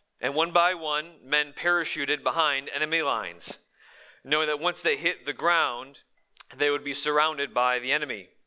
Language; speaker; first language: English; native; English